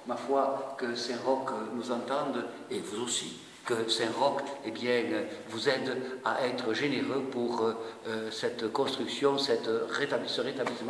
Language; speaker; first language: French; native; French